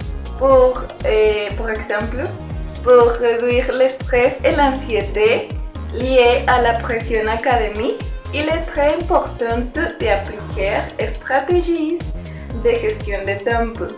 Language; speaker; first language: French; non-native, learner; Spanish